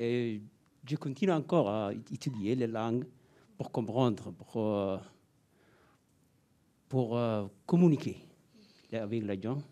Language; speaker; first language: French; non-native, learner; Somali